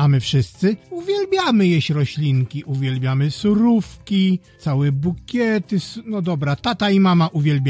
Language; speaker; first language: Polish; native; Polish